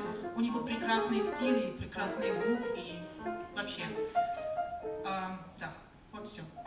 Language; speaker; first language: Russian; non-native, learner; German